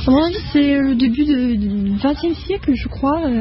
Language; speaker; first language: French; non-native, fluent; Russian